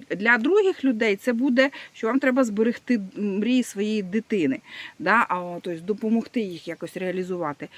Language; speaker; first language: Ukrainian; non-native, local second language; Russian